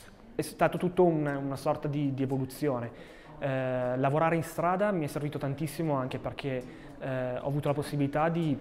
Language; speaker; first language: Italian; native; Italian